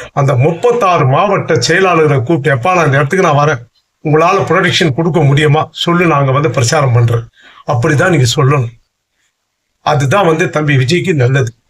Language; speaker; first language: Tamil; native; Tamil